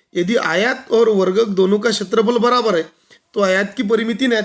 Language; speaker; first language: Hindi; non-native, local second language; Marathi